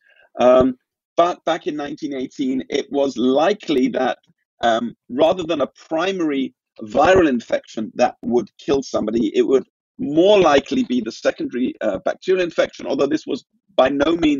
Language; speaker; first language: English; native; English